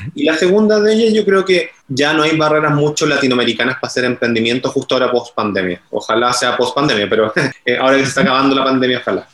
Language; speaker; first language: Spanish; native; Spanish